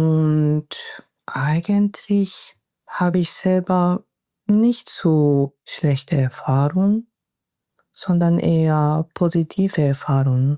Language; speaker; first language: German; non-native, fluent; Japanese